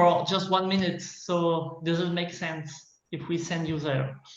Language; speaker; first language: English; non-native, learner; French